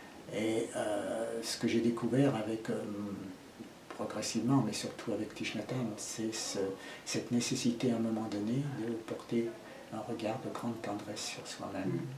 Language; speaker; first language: French; native; French